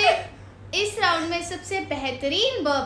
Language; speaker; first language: Hindi; native; Hindi